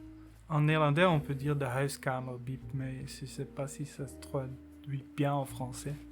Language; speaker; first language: French; non-native, local second language; Dutch